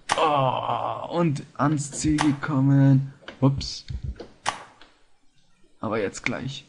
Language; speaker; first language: German; native; German